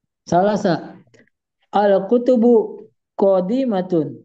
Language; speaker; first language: Arabic; non-native, learner; Indonesian